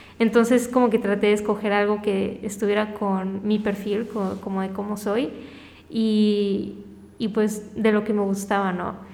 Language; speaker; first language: Spanish; native; Spanish